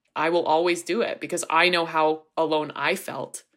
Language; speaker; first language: English; native; English